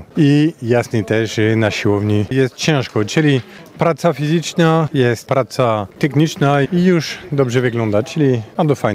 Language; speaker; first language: Polish; non-native, fluent; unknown